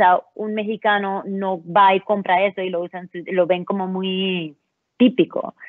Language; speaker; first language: Spanish; early bilingual, heritage; Spanish